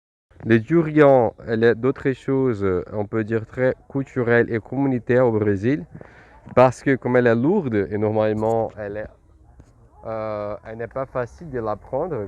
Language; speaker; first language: French; non-native, fluent; Portuguese